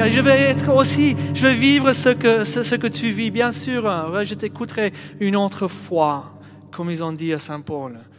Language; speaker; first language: French; non-native, fluent; English